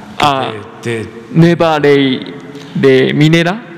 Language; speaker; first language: Spanish; non-native, fluent; Japanese